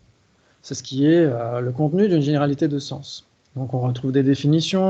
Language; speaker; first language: French; native; French